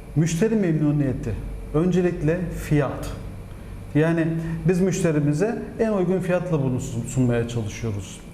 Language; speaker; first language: Turkish; early bilingual, heritage; Turkish